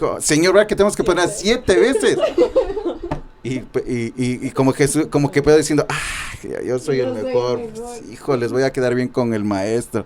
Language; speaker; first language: Spanish; native; Spanish